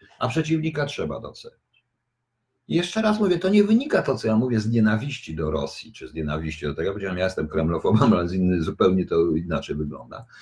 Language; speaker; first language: Polish; native; Polish